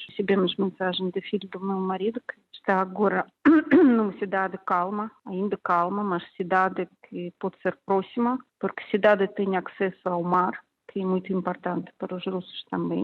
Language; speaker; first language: Portuguese; non-native, learner; Russian